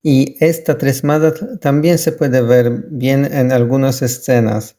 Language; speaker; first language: Spanish; non-native, learner; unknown